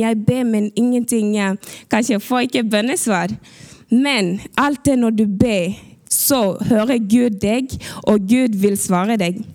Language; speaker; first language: Norwegian; early bilingual, other home language; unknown